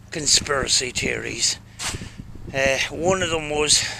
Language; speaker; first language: English; native; English